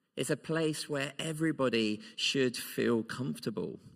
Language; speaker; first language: English; native; English